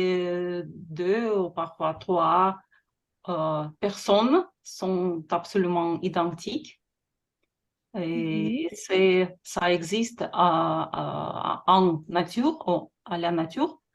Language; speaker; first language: French; non-native, fluent; Russian